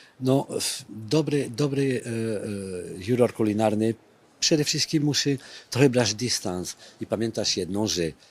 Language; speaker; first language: Polish; non-native, fluent; French